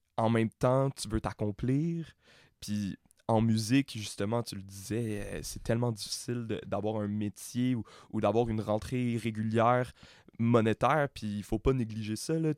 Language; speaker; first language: French; native; French